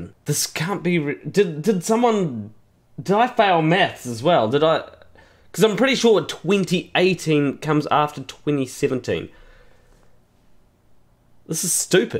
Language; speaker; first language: English; native; English